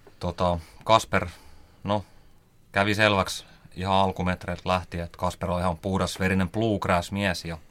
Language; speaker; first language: Finnish; native; Finnish